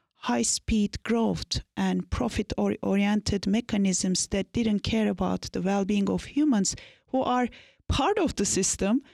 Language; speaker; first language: English; non-native, fluent; Turkish